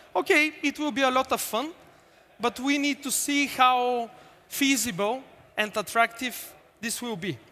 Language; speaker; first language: English; non-native, fluent; Bulgarian